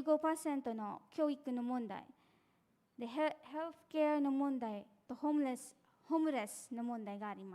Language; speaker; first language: Japanese; non-native, fluent; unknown